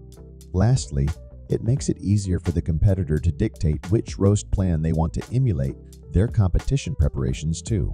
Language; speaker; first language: English; native; English